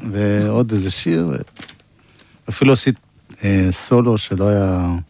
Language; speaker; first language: Hebrew; native; Hebrew